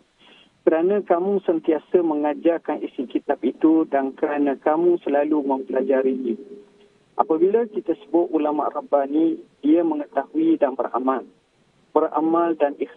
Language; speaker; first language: Malay; native; Malay